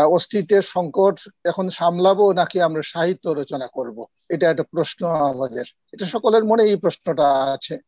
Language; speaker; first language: Bangla; non-native, local second language; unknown